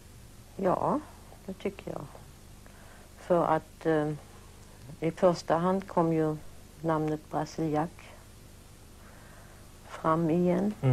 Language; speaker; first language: Swedish; early bilingual, other home language; German